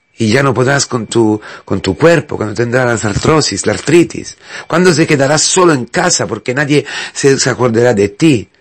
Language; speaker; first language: Spanish; non-native, fluent; Italian